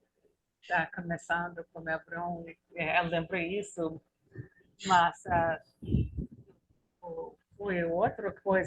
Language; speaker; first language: Portuguese; non-native, learner; English